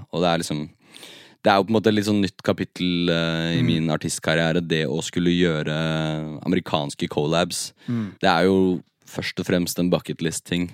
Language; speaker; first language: Norwegian; native; Norwegian